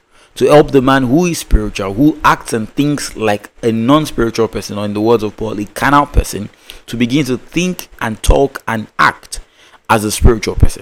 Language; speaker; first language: English; non-native, local second language; Yoruba